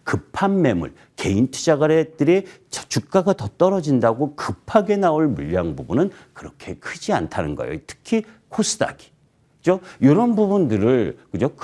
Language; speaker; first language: Korean; native; Korean